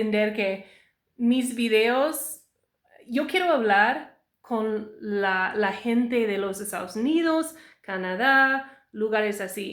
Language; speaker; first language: Spanish; non-native, learner; English